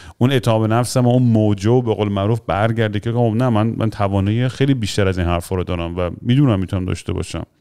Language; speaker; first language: Persian; early bilingual, heritage; Persian